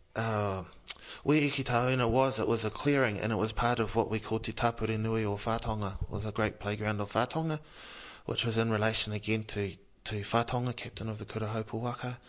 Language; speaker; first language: English; native; English